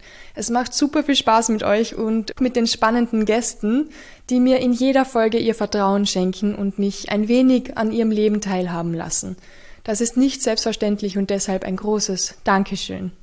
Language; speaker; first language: German; native; German